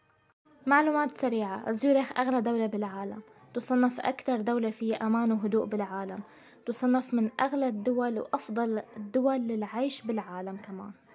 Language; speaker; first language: Arabic; native; Arabic